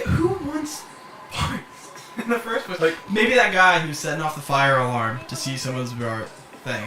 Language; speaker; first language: English; native; English